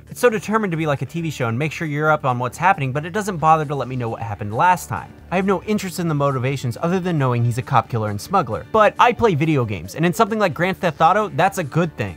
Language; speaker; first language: English; native; English